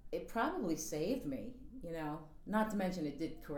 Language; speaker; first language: English; native; English